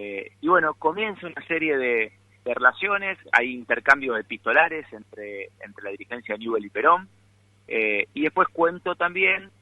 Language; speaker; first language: Spanish; native; Spanish